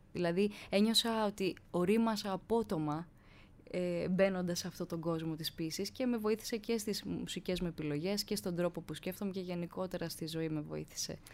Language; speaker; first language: Greek; native; Greek